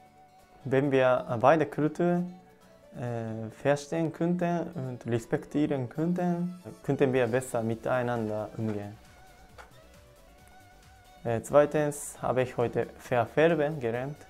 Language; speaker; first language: German; non-native, learner; Japanese